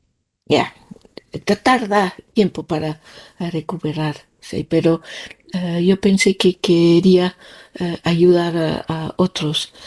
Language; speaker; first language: Spanish; non-native, learner; Danish